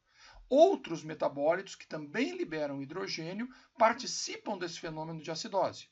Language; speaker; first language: Portuguese; native; Portuguese